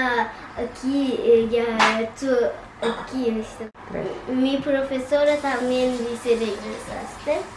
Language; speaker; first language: Spanish; early bilingual, heritage; Turkish